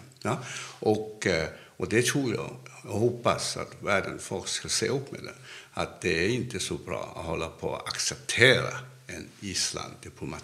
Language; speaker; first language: Swedish; non-native, fluent; Cantonese